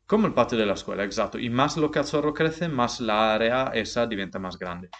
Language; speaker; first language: Spanish; non-native, fluent; Italian